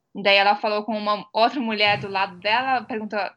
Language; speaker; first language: Portuguese; non-native, fluent; Estonian